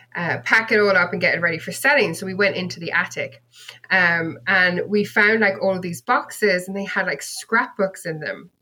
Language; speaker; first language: English; native; English